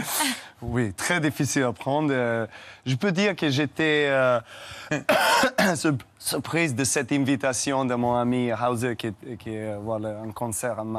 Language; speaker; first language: French; non-native, learner; Serbian